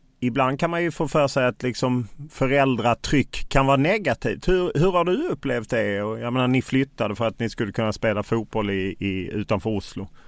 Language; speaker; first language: Swedish; native; Swedish